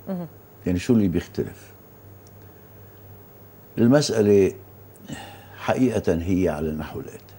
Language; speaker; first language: Arabic; native; Arabic